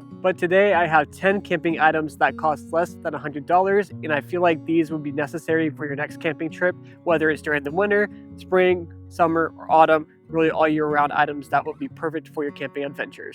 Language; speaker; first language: English; native; English